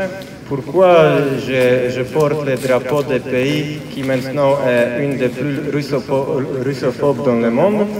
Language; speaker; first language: French; non-native, fluent; Polish